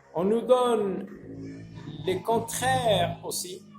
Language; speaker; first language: French; non-native, local second language; Arabic